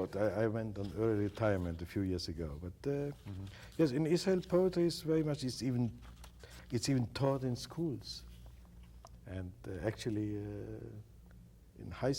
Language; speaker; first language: English; non-native, fluent; German